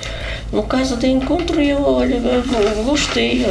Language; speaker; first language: Portuguese; non-native, learner; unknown